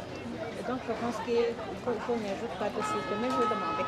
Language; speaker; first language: French; non-native, local second language; Rundi